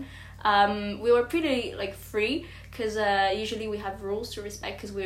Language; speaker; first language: English; non-native, fluent; French